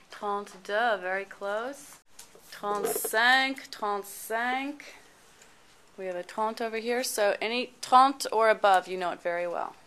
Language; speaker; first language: English; native; English